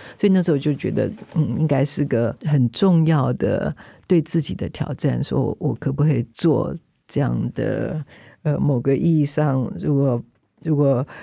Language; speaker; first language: Chinese; native; Chinese